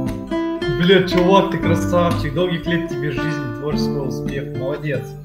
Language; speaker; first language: Russian; native; Russian